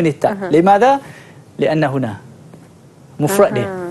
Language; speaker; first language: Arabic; non-native, fluent; Malay